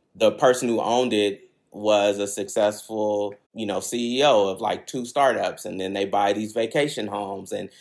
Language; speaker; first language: English; native; English